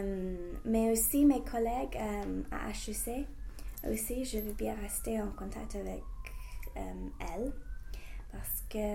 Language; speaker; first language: French; non-native, fluent; English